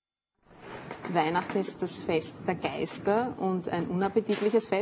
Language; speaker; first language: German; native; German